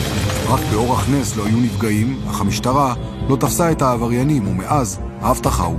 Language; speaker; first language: Hebrew; native; Hebrew